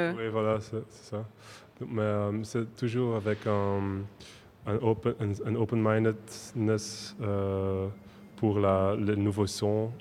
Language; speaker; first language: French; non-native, local second language; Dutch